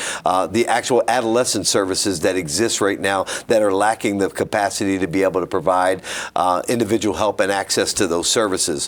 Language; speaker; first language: English; native; English